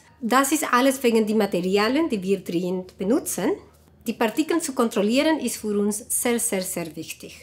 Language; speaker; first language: German; non-native, fluent; Spanish